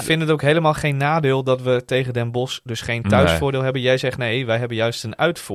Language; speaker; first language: Dutch; native; Dutch